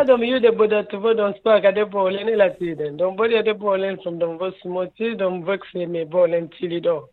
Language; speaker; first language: Swedish; non-native, learner; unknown